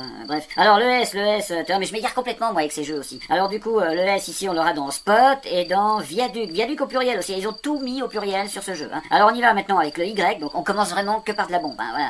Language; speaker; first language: French; native; French